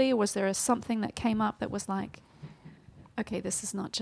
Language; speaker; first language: English; native; English